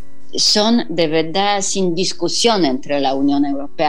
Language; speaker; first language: Spanish; non-native, fluent; Polish